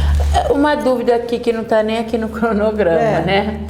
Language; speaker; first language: Portuguese; native; Portuguese